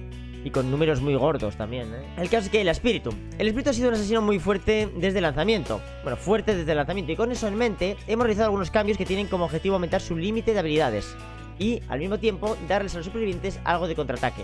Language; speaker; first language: Spanish; native; Spanish